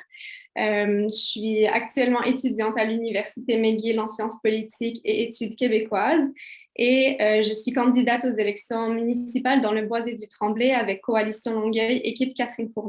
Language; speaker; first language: French; early bilingual, other home language; Kabyle